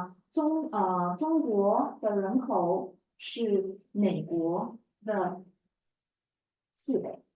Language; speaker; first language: Chinese; non-native, fluent; English